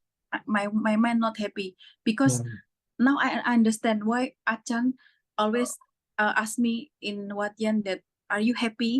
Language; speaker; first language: English; non-native, fluent; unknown